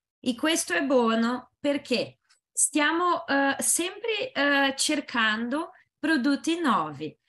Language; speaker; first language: Italian; non-native, learner; Portuguese